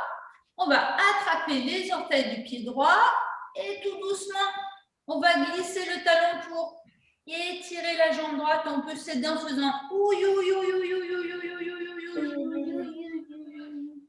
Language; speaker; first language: French; native; French